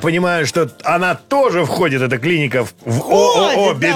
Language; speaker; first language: Russian; native; Russian